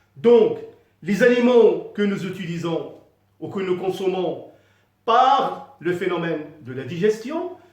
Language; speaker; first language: French; non-native, local second language; Arabic